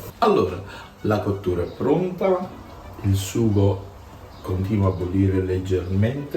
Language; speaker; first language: Italian; native; Italian